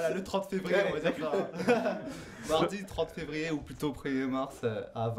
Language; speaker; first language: French; native; French